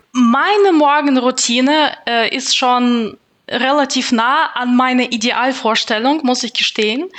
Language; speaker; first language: German; non-native, fluent; Russian